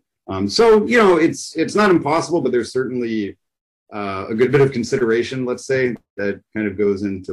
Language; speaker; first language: English; native; English